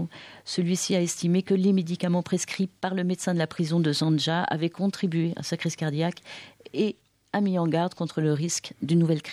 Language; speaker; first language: French; native; French